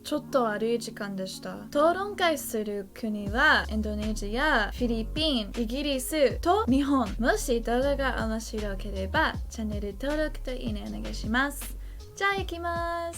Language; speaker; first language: Japanese; non-native, learner; English